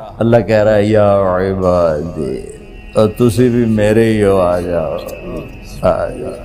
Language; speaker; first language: Urdu; non-native, local second language; Punjabi